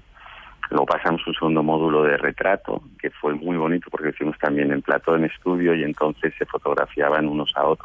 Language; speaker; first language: Spanish; native; Spanish